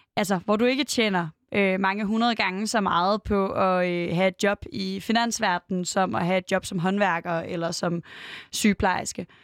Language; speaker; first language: Danish; native; Danish